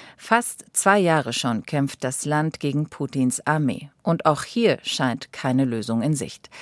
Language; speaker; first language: German; native; German